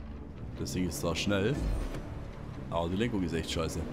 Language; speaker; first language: German; native; German